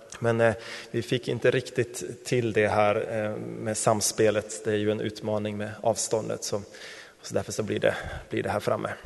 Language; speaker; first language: Swedish; native; Swedish